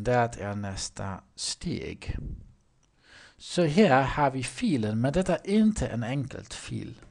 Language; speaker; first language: Swedish; non-native, learner; Dutch